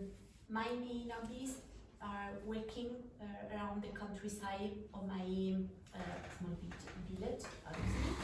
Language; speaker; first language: English; non-native, learner; Italian